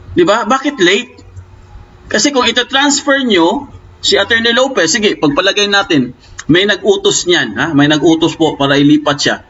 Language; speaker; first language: Filipino; non-native, local second language; Cebuano